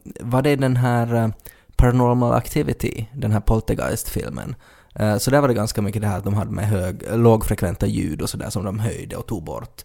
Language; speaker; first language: Swedish; native; Swedish